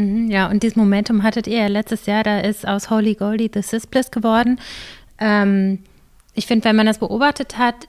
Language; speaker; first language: German; native; German